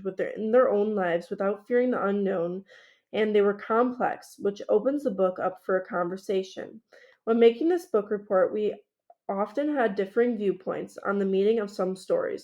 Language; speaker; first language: English; native; English